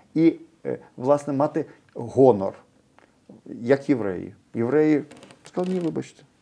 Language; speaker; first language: Ukrainian; native; Ukrainian